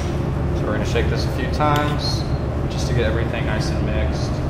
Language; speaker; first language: English; native; English